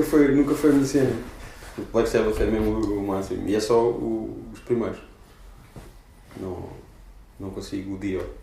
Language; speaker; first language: Portuguese; native; Portuguese